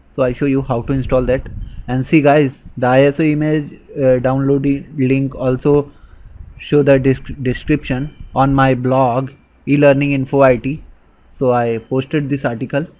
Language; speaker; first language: English; non-native, local second language; Hindi